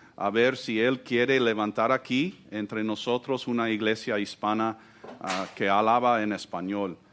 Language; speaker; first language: Spanish; non-native, fluent; English